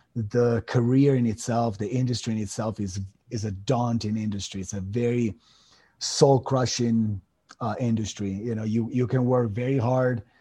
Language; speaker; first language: English; non-native, fluent; Italian